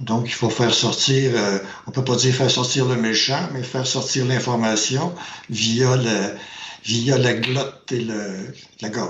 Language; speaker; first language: French; native; French